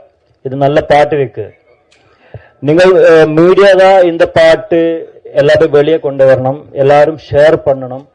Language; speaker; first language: Tamil; non-native, learner; Malayalam